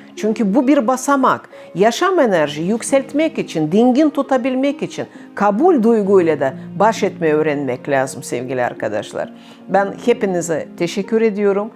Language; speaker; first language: Turkish; non-native, fluent; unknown